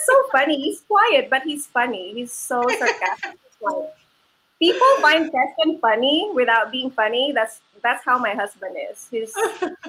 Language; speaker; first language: English; non-native, local second language; Filipino